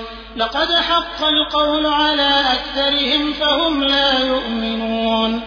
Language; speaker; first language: Arabic; native; Arabic